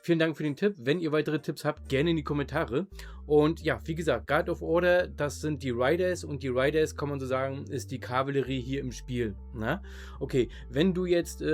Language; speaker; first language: German; native; German